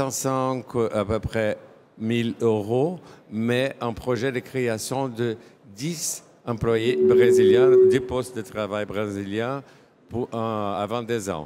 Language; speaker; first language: French; non-native, fluent; Portuguese